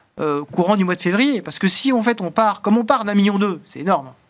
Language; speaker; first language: French; native; French